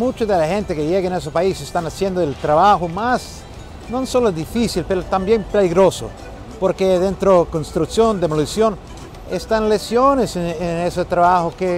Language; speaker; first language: Spanish; non-native, fluent; English